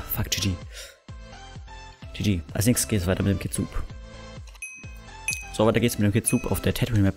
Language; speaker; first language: German; native; German